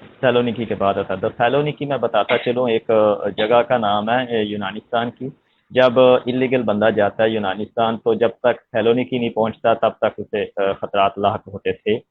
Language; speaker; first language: Urdu; non-native, local second language; Punjabi